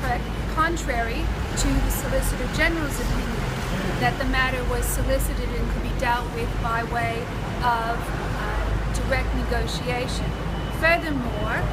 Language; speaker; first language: English; native; English